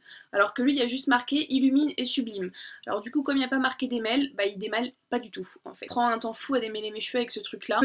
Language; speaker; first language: French; native; French